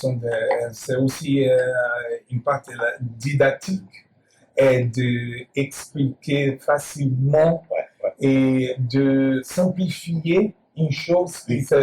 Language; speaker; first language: French; non-native, learner; Portuguese